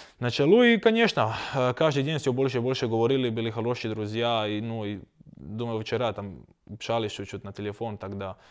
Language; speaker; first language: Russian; non-native, learner; Croatian